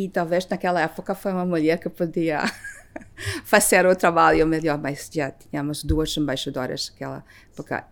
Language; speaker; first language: Portuguese; non-native, learner; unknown